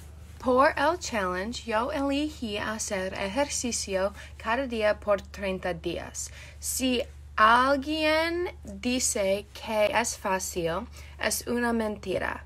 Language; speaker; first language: Spanish; non-native, learner; English